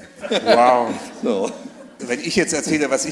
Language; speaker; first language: German; native; German